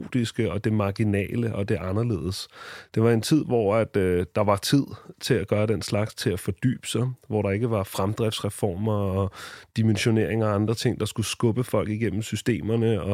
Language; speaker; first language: Danish; native; Danish